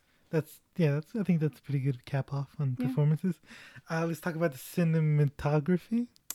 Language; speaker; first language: English; early bilingual, other home language; Spanish